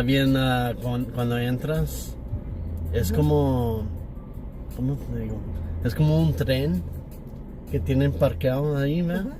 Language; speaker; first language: Spanish; early bilingual, heritage; English